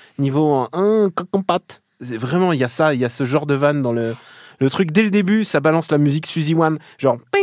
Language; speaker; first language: French; native; French